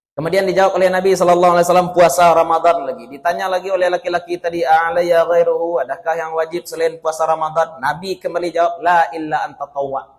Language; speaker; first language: Malay; native; Malay